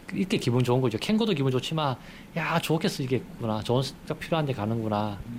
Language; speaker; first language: Korean; native; Korean